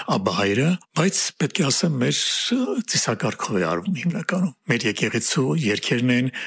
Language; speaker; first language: Armenian; native; Armenian